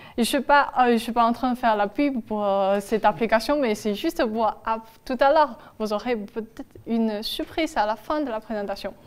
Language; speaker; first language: French; non-native, fluent; Chinese